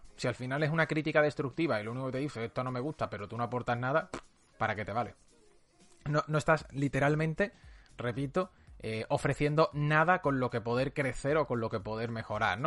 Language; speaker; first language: Spanish; native; Spanish